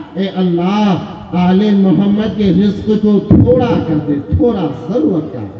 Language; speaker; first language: Urdu; native; Urdu